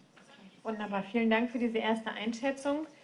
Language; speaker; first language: German; native; German